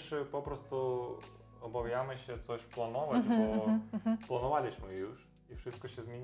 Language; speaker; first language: Polish; non-native, learner; Russian